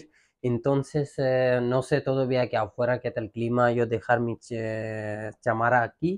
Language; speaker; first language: Spanish; non-native, learner; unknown